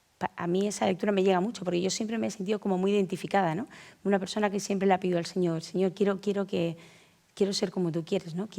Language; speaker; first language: Spanish; native; Spanish